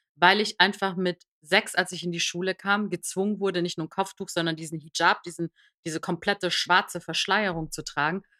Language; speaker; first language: German; early bilingual, other home language; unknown